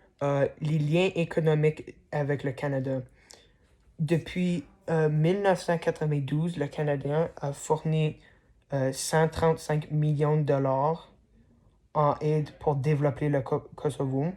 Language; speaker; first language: French; non-native, learner; English